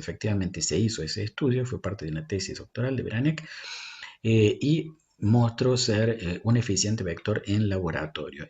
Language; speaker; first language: Spanish; native; Spanish